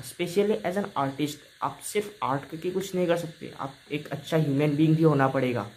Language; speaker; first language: Hindi; non-native, local second language; Assamese